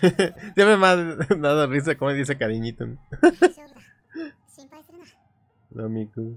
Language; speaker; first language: Spanish; native; Spanish